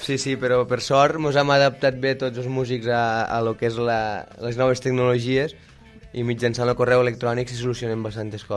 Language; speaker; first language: Catalan; native; Catalan